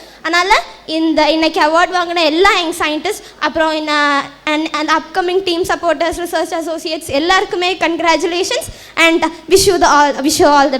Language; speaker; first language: Tamil; non-native, local second language; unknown